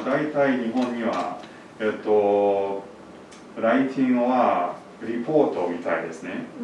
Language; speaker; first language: Japanese; non-native, learner; English